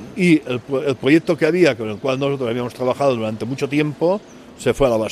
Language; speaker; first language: Spanish; native; Spanish